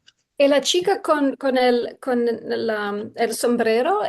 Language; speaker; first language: Spanish; non-native, learner; English